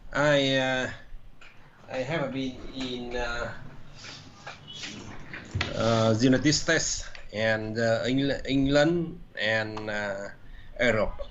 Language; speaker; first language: English; non-native, learner; Vietnamese